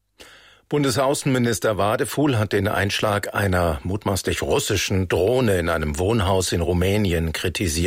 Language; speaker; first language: German; native; German